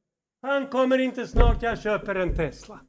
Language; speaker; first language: Swedish; non-native, fluent; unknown